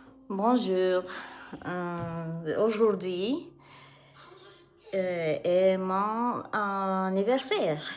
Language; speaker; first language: French; non-native, learner; Latvian